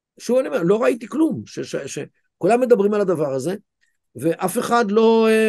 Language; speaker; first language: Hebrew; native; Hebrew